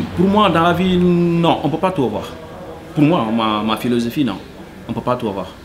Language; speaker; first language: French; non-native, local second language; Wolof